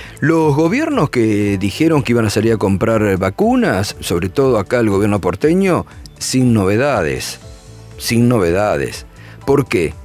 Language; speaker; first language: Spanish; native; Spanish